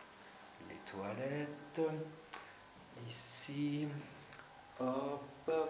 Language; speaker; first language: French; native; French